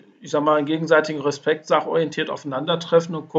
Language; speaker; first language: German; native; German